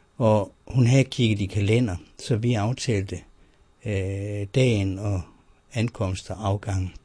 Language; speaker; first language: Danish; native; Danish